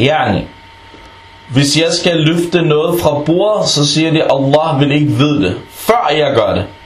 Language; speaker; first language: Danish; non-native, fluent; Arabic